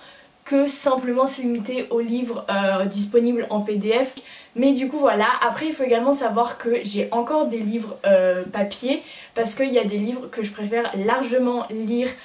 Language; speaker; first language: French; native; French